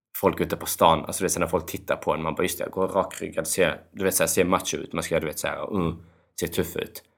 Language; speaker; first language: Swedish; early bilingual, other home language; Albanian